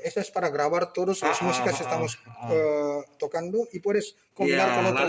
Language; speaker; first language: Spanish; non-native, fluent; Indonesian